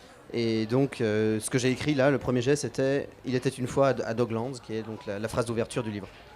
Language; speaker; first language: French; native; French